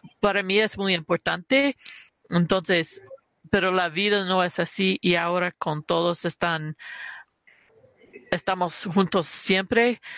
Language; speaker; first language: Spanish; early bilingual, heritage; Spanish